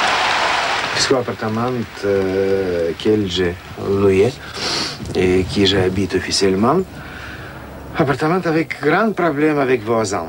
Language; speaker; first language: French; non-native, learner; Russian